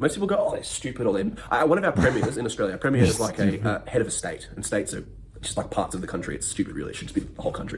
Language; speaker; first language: English; native; English